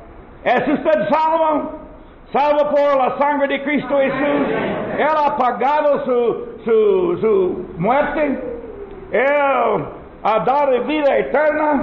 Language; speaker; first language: Spanish; non-native, learner; English